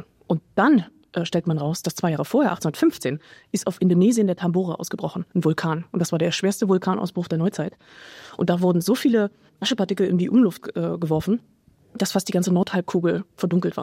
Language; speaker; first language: German; native; German